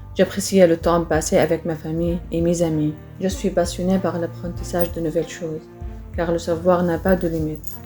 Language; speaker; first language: French; non-native, learner; Arabic